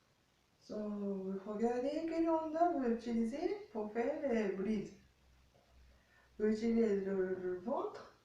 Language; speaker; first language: French; non-native, learner; Japanese